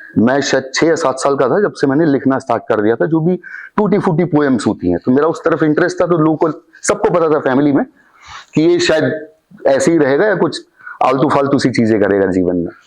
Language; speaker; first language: Hindi; native; Hindi